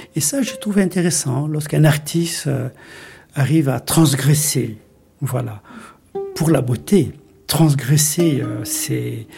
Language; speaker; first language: French; non-native, local second language; Bambara